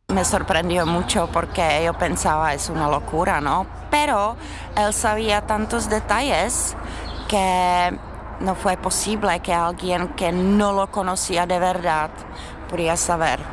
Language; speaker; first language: Spanish; non-native, learner; Czech